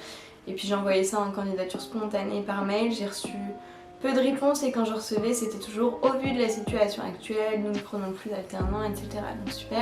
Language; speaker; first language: French; native; French